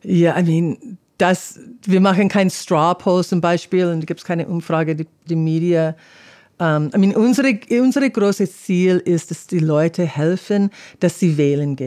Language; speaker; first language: German; non-native, fluent; English